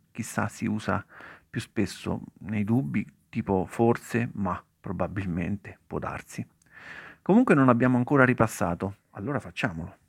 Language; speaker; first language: Italian; native; Italian